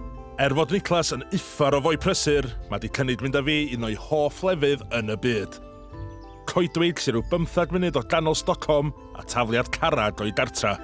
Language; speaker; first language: Welsh; native; Welsh